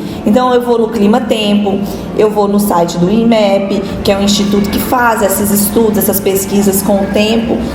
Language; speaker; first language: Portuguese; native; Portuguese